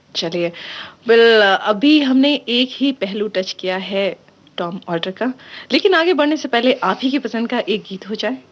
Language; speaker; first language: Hindi; native; Hindi